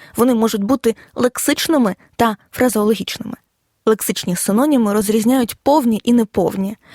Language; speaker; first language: Ukrainian; native; Ukrainian